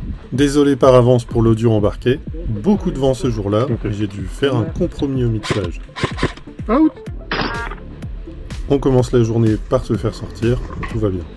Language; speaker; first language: French; native; French